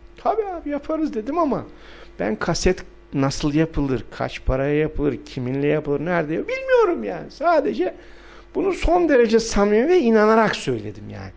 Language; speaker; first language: Turkish; non-native, local second language; Adyghe